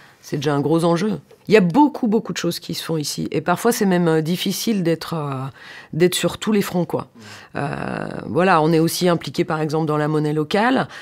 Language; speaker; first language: French; native; French